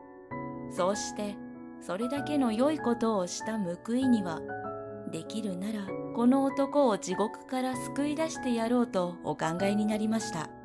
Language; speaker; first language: Japanese; native; Japanese